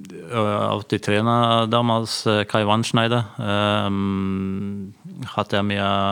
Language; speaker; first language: German; non-native, fluent; Norwegian